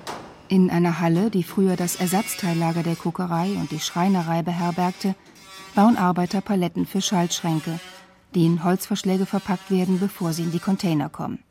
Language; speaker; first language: German; native; German